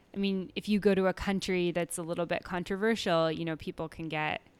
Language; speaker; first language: English; native; English